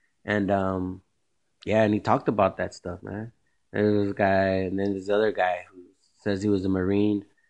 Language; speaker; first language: English; early bilingual, other home language; Spanish